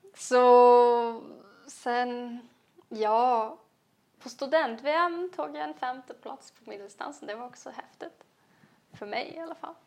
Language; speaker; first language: Swedish; non-native, fluent; German